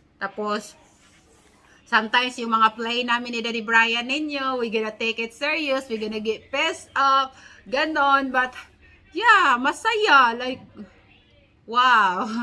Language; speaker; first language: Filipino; non-native, local second language; Cebuano